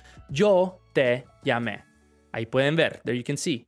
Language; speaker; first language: Spanish; non-native, fluent; English